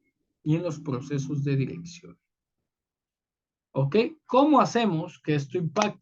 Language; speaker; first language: Spanish; native; Spanish